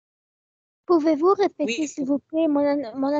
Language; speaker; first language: French; non-native, learner; Arabic